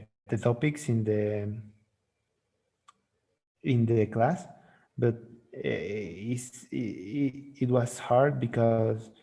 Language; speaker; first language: English; non-native, learner; Spanish